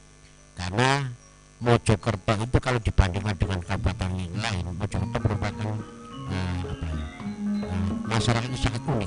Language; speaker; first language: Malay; non-native, local second language; Javanese